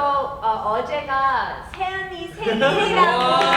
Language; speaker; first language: Korean; early bilingual, heritage; English